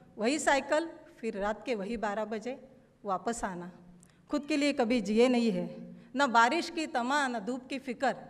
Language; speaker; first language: Hindi; non-native, local second language; Marathi